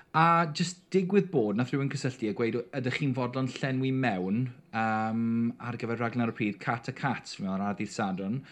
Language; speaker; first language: Welsh; non-native, local second language; English